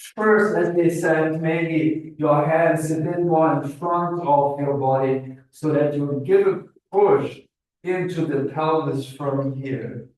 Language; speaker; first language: English; non-native, fluent; German